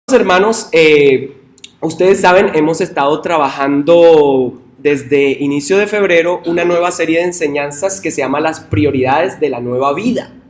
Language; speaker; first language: Spanish; native; Spanish